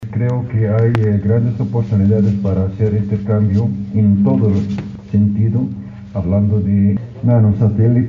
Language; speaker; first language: Spanish; non-native, fluent; Arabic